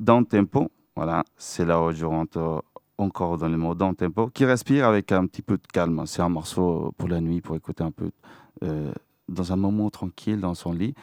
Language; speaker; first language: French; non-native, fluent; Spanish